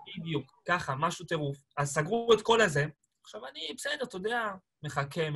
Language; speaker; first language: Hebrew; early bilingual, other home language; Spanish